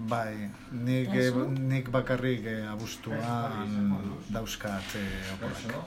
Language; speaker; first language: Basque; non-native, learner; Spanish